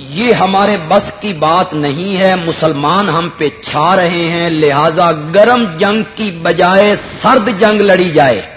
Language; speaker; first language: Urdu; non-native, local second language; Punjabi